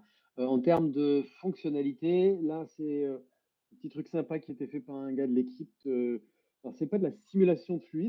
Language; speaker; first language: French; native; French